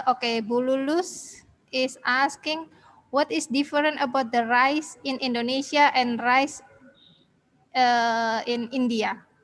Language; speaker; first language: English; non-native, learner; Indonesian